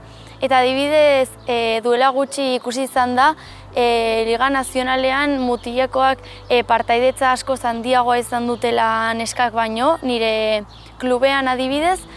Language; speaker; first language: Basque; non-native, local second language; Spanish